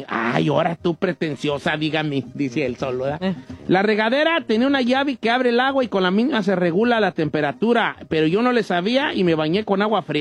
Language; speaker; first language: Spanish; native; Spanish